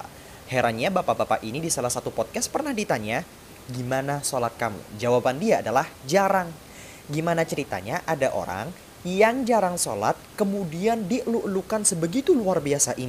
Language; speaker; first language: Indonesian; native; Indonesian